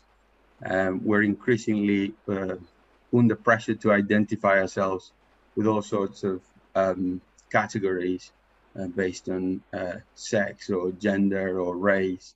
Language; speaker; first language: English; non-native, fluent; Spanish